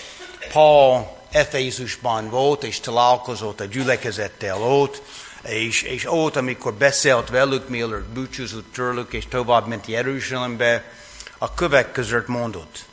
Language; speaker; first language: Hungarian; non-native, fluent; English